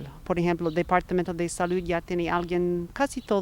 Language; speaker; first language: Spanish; non-native, fluent; English